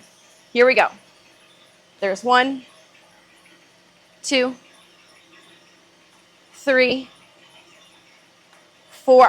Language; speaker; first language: English; native; English